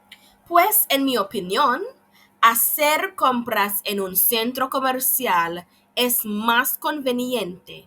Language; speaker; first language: Spanish; non-native, learner; English